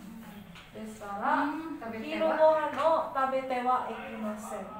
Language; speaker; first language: Japanese; non-native, learner; Filipino